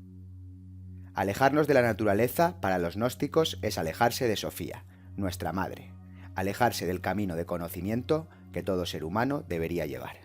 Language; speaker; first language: Spanish; native; Spanish